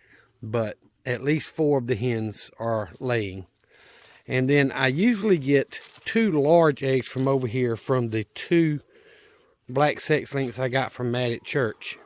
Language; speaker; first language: English; native; English